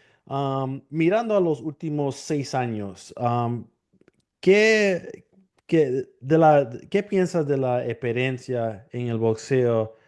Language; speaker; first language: Spanish; early bilingual, heritage; English